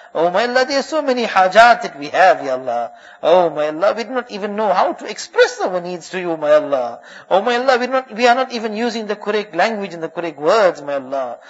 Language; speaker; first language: English; early bilingual, other home language; Urdu